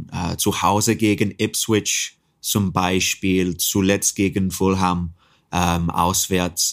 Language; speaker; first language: German; non-native, fluent; English